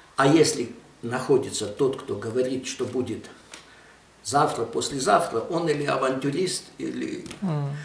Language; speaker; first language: Russian; non-native, local second language; Armenian